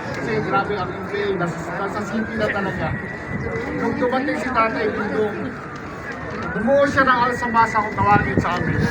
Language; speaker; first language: Filipino; non-native, local second language; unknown